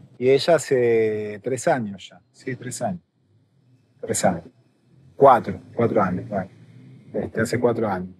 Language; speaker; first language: Spanish; native; Spanish